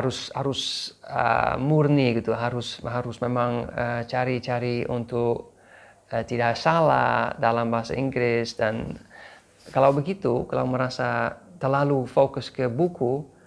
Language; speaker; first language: Indonesian; non-native, fluent; English